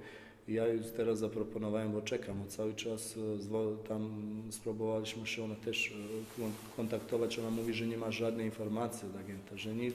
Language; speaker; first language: Polish; non-native, fluent; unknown